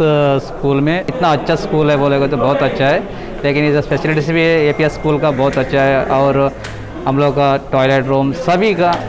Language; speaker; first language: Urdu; non-native, local second language; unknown